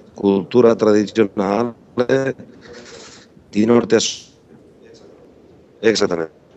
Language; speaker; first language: Italian; non-native, fluent; Catalan